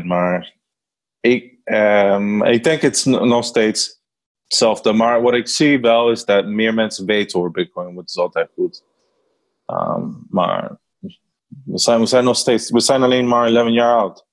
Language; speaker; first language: Dutch; non-native, learner; Spanish